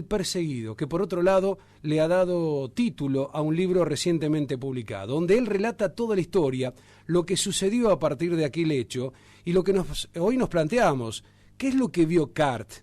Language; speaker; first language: Spanish; native; Spanish